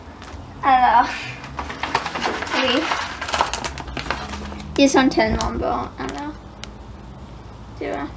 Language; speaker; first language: French; non-native, learner; English